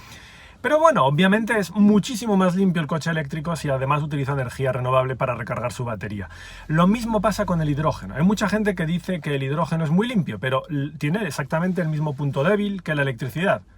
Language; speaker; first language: Spanish; native; Spanish